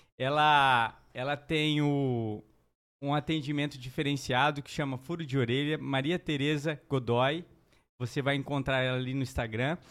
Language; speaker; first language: Portuguese; native; Portuguese